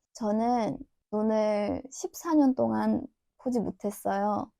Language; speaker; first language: Korean; non-native, fluent; Turkish